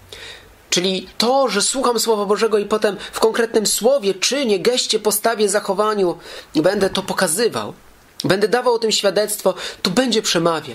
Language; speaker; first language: Polish; native; Polish